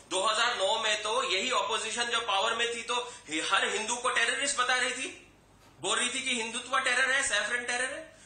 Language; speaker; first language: Hindi; native; Hindi